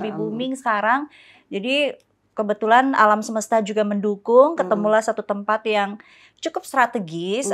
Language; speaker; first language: Indonesian; native; Indonesian